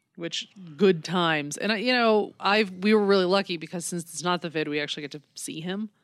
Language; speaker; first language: English; native; English